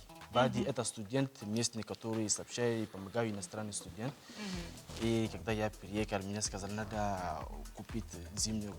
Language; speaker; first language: Russian; non-native, learner; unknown